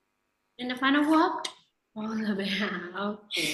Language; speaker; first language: English; non-native, fluent; Vietnamese